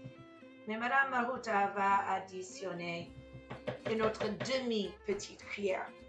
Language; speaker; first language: French; non-native, fluent; English